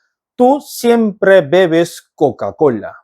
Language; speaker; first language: Spanish; non-native, fluent; Korean